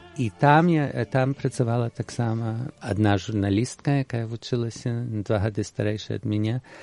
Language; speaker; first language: Belarusian; early bilingual, heritage; Belarusian